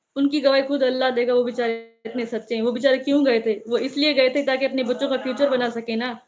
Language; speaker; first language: Urdu; non-native, local second language; Sindhi